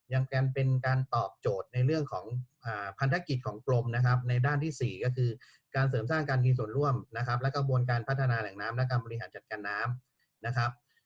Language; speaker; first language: Thai; native; Thai